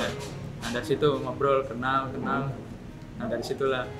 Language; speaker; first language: Indonesian; native; Indonesian